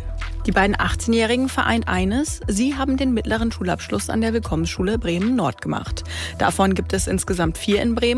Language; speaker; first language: German; native; German